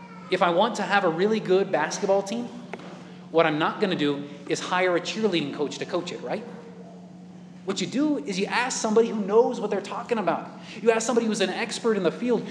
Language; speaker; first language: English; native; English